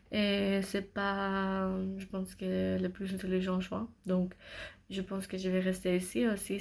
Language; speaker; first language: French; non-native, learner; English